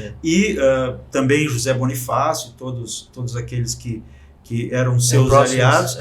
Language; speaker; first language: Portuguese; native; Portuguese